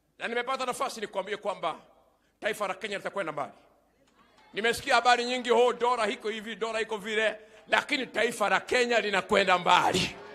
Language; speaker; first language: Swahili; native; Swahili